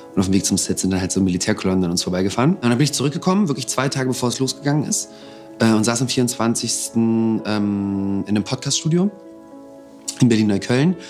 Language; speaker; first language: German; early bilingual, other home language; Russian